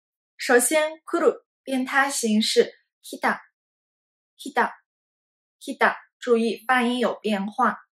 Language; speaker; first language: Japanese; non-native, fluent; Chinese